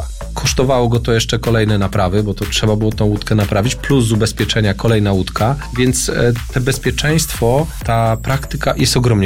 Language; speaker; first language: Polish; native; Polish